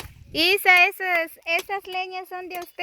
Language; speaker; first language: Spanish; native; Spanish